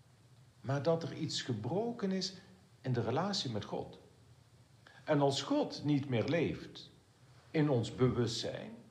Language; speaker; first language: Dutch; native; Dutch